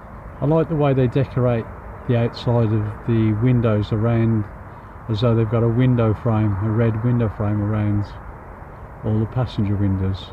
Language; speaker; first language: English; native; English